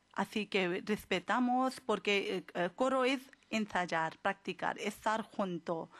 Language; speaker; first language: Spanish; non-native, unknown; Urdu